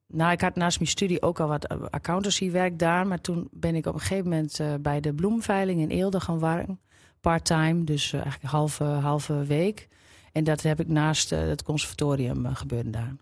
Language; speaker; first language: Dutch; native; Dutch